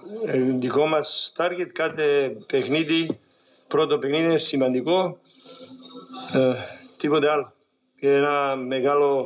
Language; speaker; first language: Greek; non-native, learner; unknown